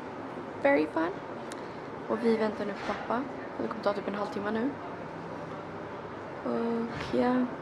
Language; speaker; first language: Swedish; early bilingual, other home language; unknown